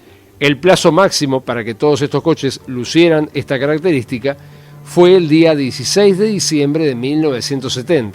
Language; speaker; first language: Spanish; native; Spanish